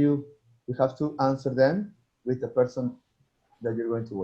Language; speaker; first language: English; non-native, fluent; Spanish